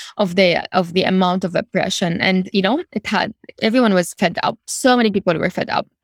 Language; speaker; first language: English; non-native, fluent; Arabic